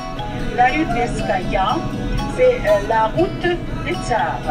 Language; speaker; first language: French; non-native, fluent; Russian